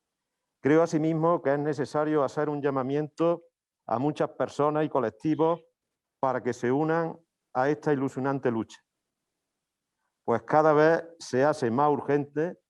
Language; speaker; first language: Spanish; native; Spanish